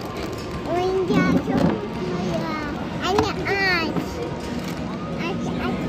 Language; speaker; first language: Turkish; early bilingual, other home language; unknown